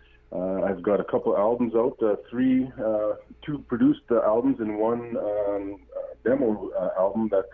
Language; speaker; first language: English; native; English